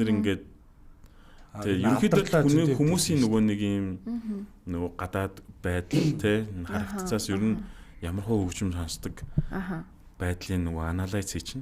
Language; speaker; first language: Mongolian; native; Mongolian